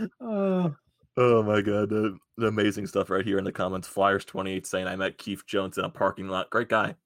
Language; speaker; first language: English; native; English